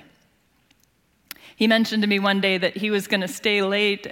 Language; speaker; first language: English; native; English